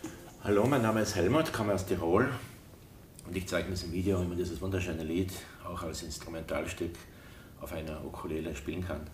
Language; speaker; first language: German; native; German